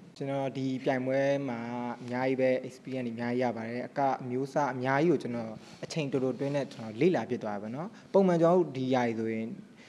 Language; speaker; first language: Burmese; native; Burmese